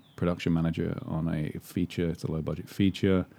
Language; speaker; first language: English; native; English